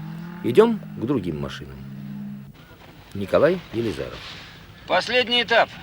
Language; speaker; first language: Russian; native; Russian